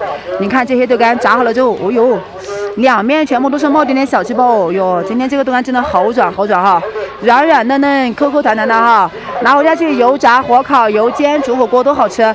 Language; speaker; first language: Chinese; native; Chinese